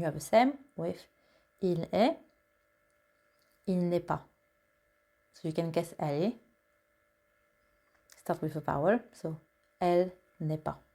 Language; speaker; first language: French; non-native, fluent; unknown